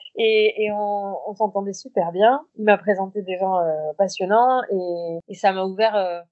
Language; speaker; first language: French; native; French